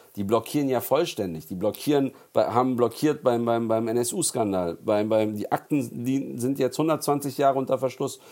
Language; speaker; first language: German; early bilingual, other home language; Turkish